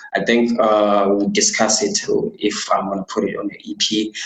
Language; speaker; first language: English; non-native, local second language; Xhosa